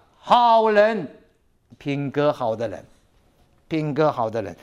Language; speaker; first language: Chinese; native; Chinese